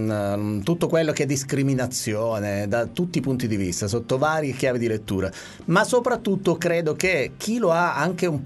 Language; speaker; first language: Italian; native; Italian